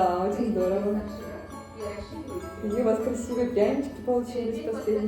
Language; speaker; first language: Russian; native; Russian